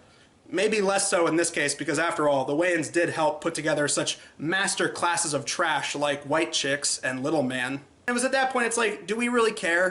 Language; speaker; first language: English; native; English